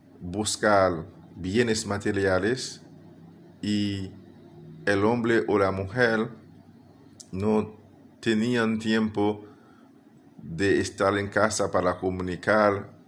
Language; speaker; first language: Spanish; non-native, fluent; Haitian Creole